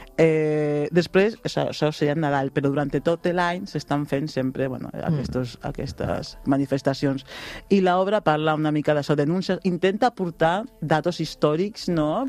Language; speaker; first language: Catalan; non-native, local second language; Spanish